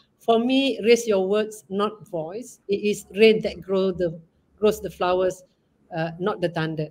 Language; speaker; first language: English; non-native, local second language; Malay